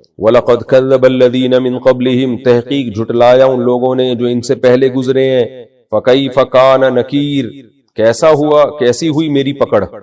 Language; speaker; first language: Urdu; native; Urdu